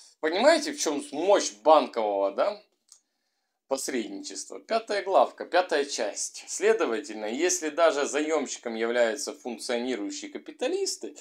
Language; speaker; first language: Russian; native; Russian